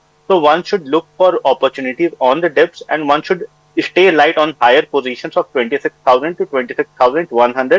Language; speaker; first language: English; non-native, local second language; Hindi